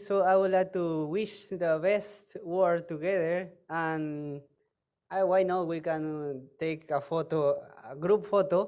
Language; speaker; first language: English; non-native, fluent; Spanish